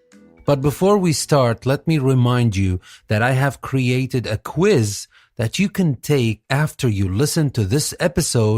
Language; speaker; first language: English; non-native, fluent; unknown